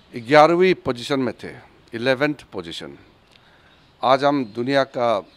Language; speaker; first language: Hindi; native; Hindi